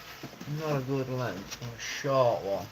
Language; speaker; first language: English; native; English